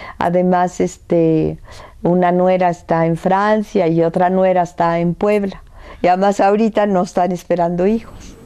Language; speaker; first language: Spanish; early bilingual, other home language; French